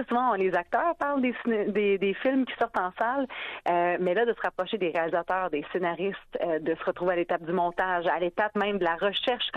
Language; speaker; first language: French; native; French